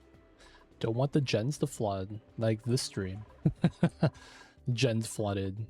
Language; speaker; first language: English; native; English